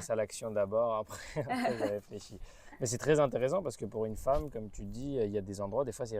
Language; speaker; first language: French; native; French